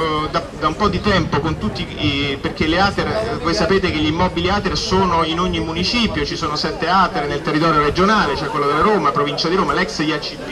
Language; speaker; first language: Italian; native; Italian